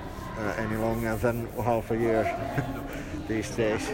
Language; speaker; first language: English; non-native, fluent; Finnish